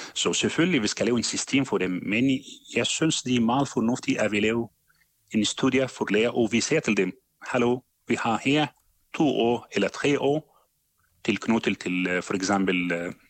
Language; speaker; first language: Danish; non-native, fluent; Arabic